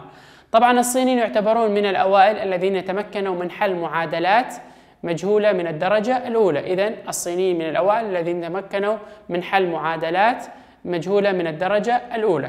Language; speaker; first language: Arabic; non-native, local second language; Kurdish